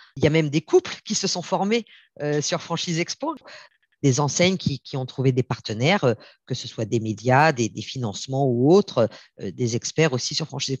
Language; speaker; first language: French; native; French